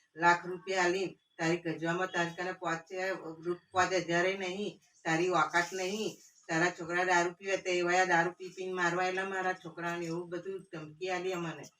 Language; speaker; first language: Gujarati; native; Gujarati